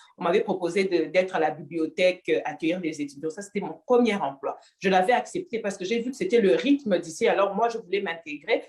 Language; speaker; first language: French; non-native, local second language; Lingala